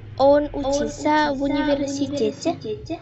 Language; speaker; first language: Russian; non-native, learner; Vietnamese